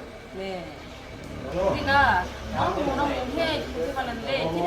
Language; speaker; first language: Korean; non-native, learner; Lao